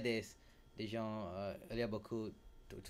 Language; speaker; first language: French; non-native, learner; English